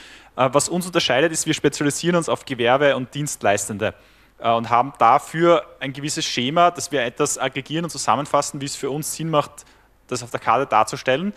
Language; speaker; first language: German; native; German